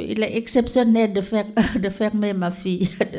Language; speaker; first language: French; non-native, learner; Lao